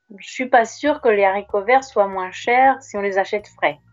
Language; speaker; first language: French; native; French